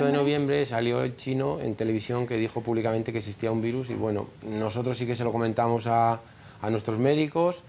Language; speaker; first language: Spanish; native; Spanish